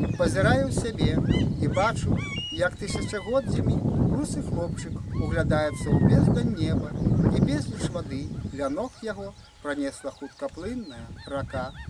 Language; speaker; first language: Belarusian; native; Belarusian